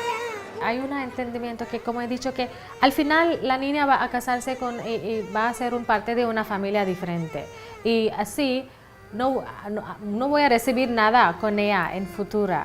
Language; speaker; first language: Spanish; non-native, fluent; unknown